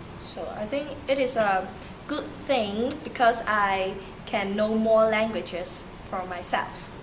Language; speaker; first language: English; early bilingual, other home language; Turkish